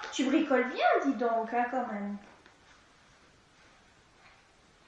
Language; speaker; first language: French; native; French